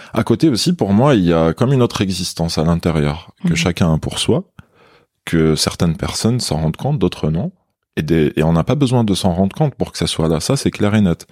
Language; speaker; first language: French; non-native, local second language; Kabyle